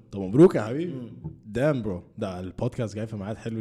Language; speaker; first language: Arabic; early bilingual, heritage; Arabic